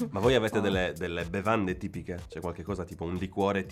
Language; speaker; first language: Italian; native; Italian